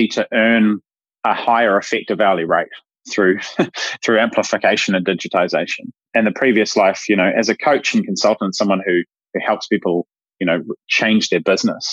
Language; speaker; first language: English; native; English